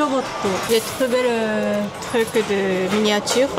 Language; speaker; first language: French; non-native, learner; Japanese